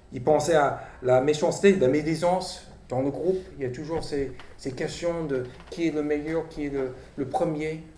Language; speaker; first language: French; non-native, fluent; English